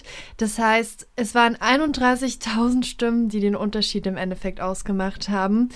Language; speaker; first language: German; native; German